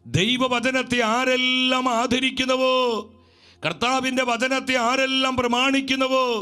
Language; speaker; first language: Malayalam; native; Malayalam